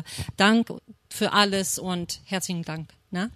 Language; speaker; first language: German; early bilingual, other home language; Portuguese